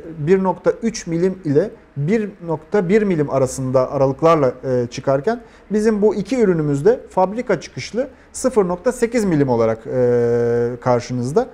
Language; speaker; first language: Turkish; native; Turkish